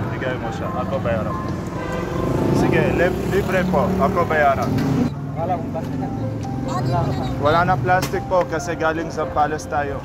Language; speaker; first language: Filipino; non-native, learner; Arabic